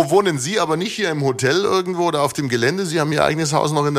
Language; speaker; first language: German; native; German